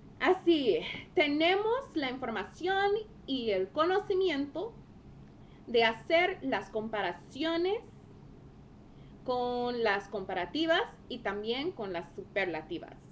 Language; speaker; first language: Spanish; non-native, fluent; English